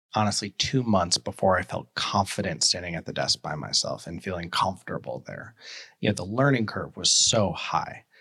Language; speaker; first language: English; native; English